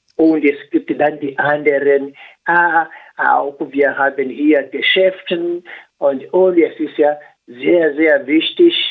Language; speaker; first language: German; non-native, learner; Swahili